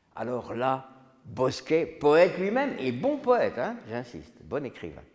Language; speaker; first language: French; native; French